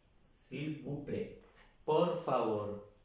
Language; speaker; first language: French; non-native, fluent; Spanish